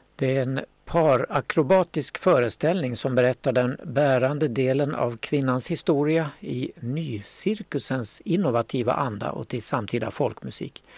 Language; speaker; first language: Swedish; native; Swedish